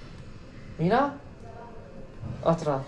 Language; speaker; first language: Spanish; non-native, learner; English